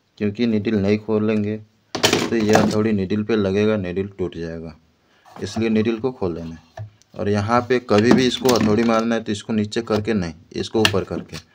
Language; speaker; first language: Hindi; native; Hindi